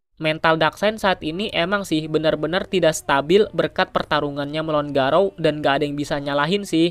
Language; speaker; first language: Indonesian; native; Indonesian